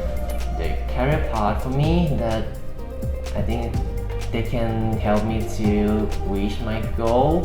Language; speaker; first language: English; non-native, learner; Thai